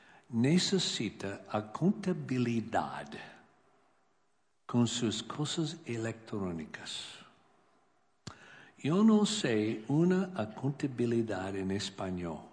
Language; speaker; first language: Spanish; non-native, learner; English